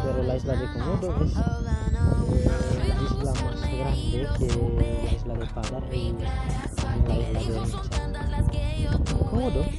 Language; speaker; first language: Spanish; non-native, learner; Indonesian